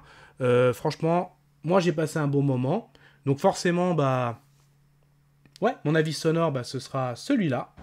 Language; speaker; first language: French; native; French